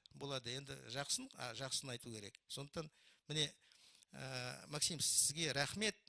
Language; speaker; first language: Kazakh; non-native, local second language; Russian